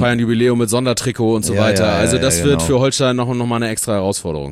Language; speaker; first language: German; native; German